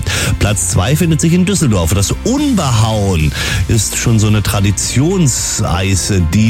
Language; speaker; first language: German; native; German